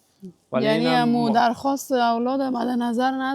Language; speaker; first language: Persian; native; Persian